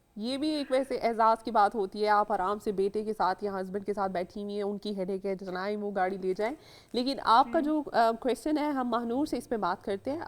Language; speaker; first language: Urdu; native; Urdu